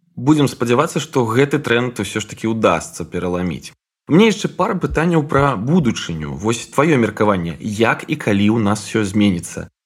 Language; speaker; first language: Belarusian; non-native, local second language; Russian